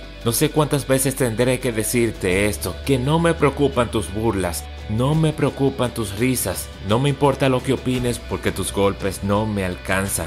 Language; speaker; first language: Spanish; native; Spanish